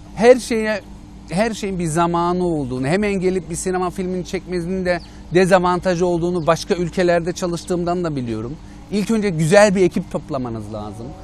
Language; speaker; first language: Turkish; early bilingual, heritage; Turkish